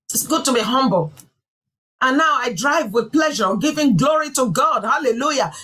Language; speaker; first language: English; non-native, local second language; Yoruba